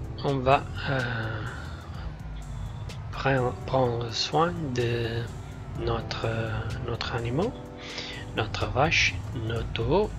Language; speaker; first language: French; non-native, fluent; Italian